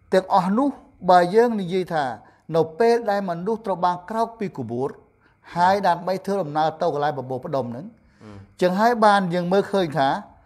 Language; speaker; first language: Khmer; non-native, local second language; Eastern Cham